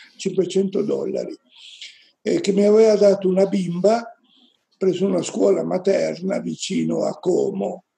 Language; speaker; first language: Italian; native; Italian